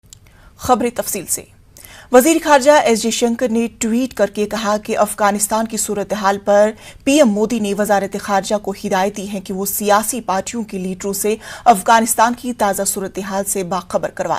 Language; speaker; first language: Hindi; native; Hindi